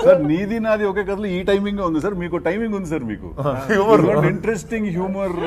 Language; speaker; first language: Telugu; native; Telugu